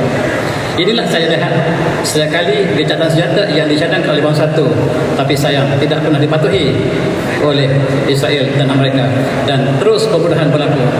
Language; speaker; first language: Malay; native; Malay